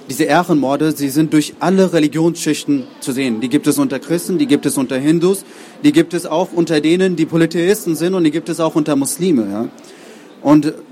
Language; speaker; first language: German; non-native, fluent; Urdu